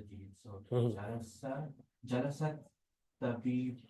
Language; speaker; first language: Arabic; non-native, learner; English